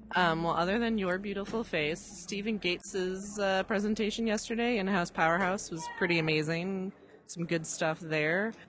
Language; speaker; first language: English; native; English